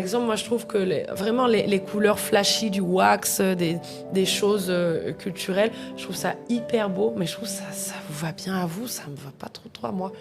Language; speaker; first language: French; native; French